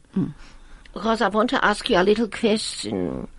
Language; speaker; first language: English; non-native, fluent; Latvian